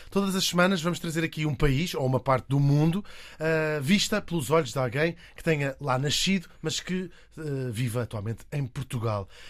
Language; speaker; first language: Portuguese; native; Portuguese